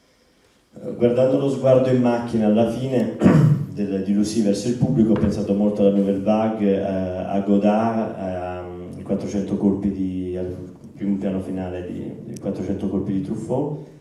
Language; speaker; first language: Italian; native; Italian